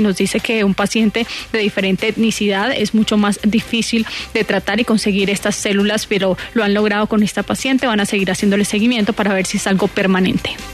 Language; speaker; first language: Spanish; native; Spanish